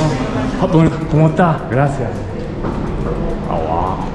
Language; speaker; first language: Spanish; non-native, learner; Japanese